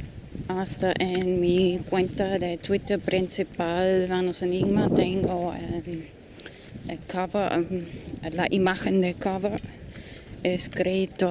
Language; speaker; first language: Spanish; non-native, fluent; German